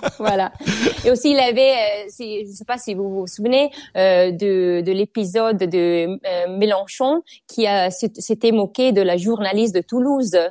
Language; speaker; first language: French; non-native, fluent; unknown